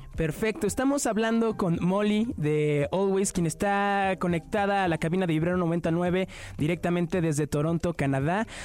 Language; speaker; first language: Spanish; native; Spanish